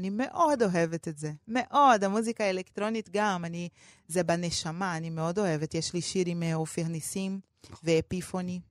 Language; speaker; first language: Hebrew; non-native, fluent; Portuguese